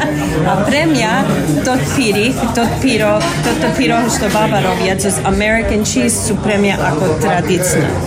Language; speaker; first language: Slovak; early bilingual, heritage; English